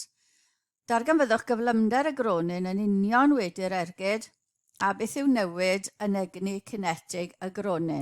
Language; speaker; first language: Welsh; native; Welsh